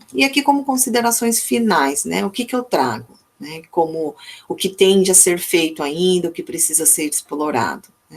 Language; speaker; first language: Portuguese; native; Portuguese